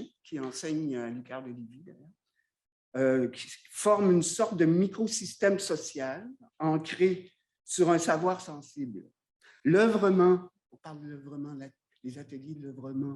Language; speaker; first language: French; native; French